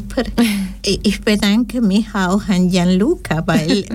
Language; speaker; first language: German; non-native, learner; Spanish